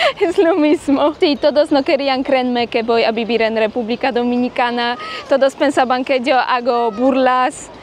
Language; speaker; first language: Spanish; non-native, fluent; Polish